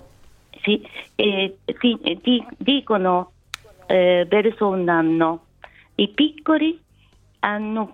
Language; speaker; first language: Italian; non-native, fluent; Japanese